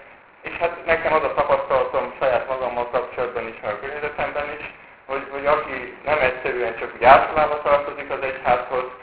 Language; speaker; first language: Hungarian; native; Hungarian